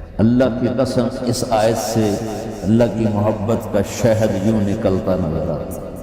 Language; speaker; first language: Urdu; non-native, local second language; Punjabi